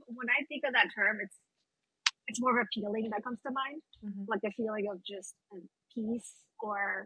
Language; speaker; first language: English; native; English